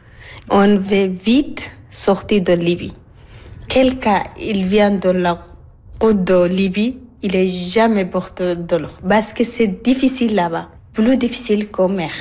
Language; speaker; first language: French; non-native, learner; Arabic